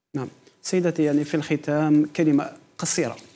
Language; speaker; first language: Arabic; non-native, local second language; Kabyle